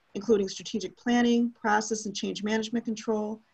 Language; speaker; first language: English; native; English